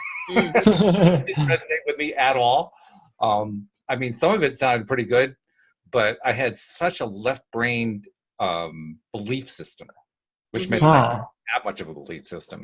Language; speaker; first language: English; native; English